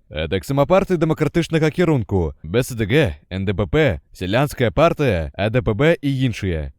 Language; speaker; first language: Belarusian; native; Belarusian